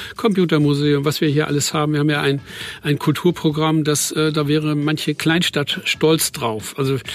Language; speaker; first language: German; native; German